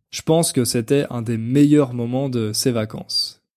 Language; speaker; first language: French; native; French